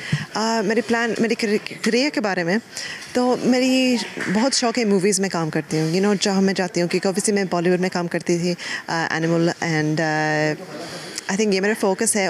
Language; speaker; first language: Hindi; early bilingual, heritage; Hindi